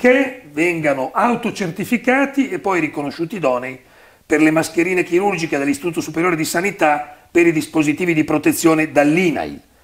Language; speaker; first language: Italian; native; Italian